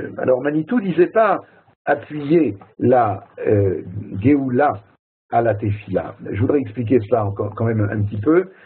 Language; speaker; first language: French; native; French